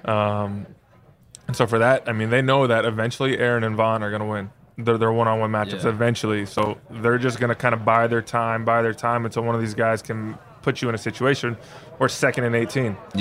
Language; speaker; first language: English; native; English